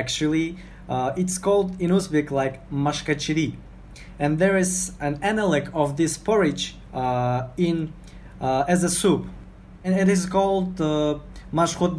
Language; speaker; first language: English; non-native, fluent; Uzbek